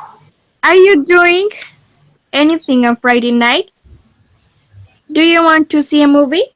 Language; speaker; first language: English; non-native, learner; Spanish